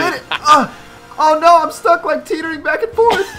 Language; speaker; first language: English; native; English